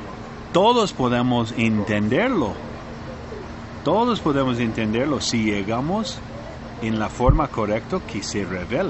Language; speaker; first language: Spanish; non-native, learner; English